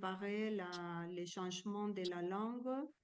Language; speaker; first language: French; non-native, learner; Spanish